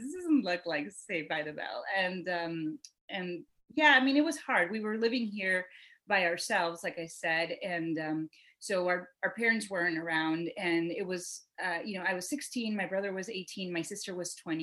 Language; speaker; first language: English; non-native, fluent; Spanish